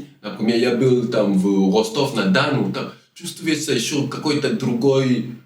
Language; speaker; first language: Russian; non-native, learner; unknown